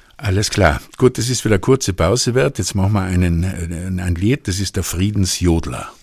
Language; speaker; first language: German; native; German